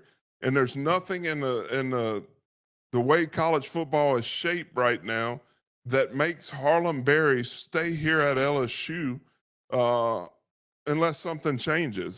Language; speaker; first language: English; native; English